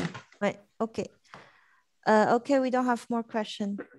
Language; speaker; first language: English; non-native, fluent; French